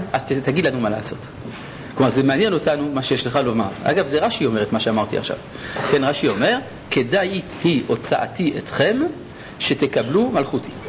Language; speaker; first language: Hebrew; early bilingual, other home language; French